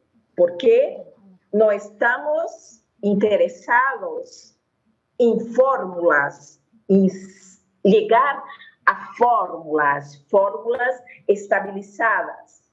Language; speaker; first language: Spanish; non-native, fluent; Portuguese